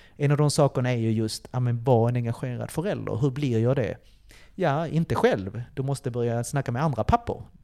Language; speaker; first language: Swedish; early bilingual, other home language; Spanish